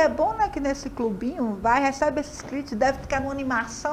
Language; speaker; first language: Portuguese; native; Portuguese